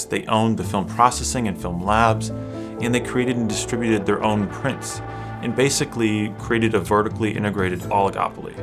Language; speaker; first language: English; native; English